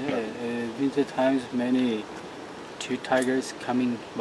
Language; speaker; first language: English; non-native, learner; Tajik